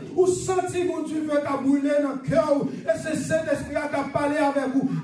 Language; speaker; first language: French; non-native, learner; English